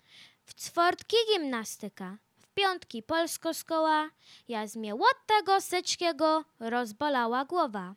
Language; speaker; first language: Polish; early bilingual, heritage; Polish